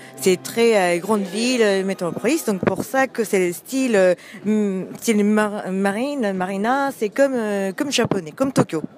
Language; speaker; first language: French; non-native, learner; Japanese